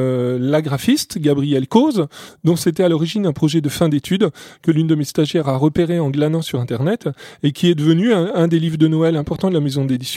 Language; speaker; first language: French; native; French